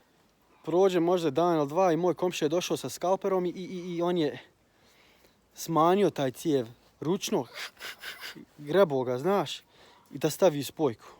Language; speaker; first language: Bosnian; early bilingual, heritage; Croatian